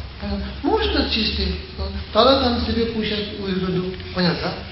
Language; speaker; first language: Russian; non-native, learner; Tibetan